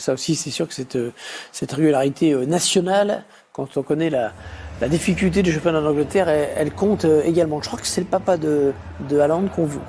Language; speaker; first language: French; native; French